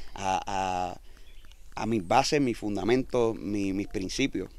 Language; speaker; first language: Spanish; native; Spanish